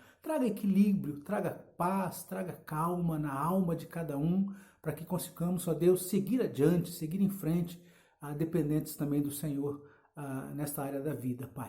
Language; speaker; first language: Portuguese; native; Portuguese